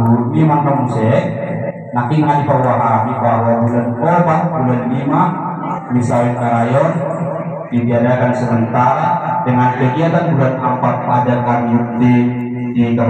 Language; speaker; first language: Indonesian; non-native, local second language; Batak Toba